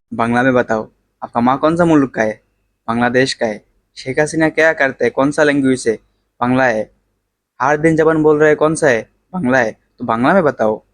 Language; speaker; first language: Hindi; non-native, learner; Bangla